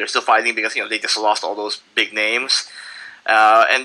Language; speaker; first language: English; non-native, local second language; Filipino